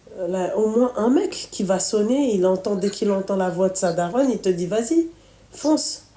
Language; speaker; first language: French; native; French